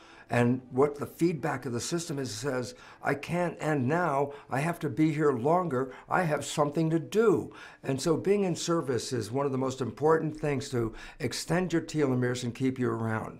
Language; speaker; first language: English; native; English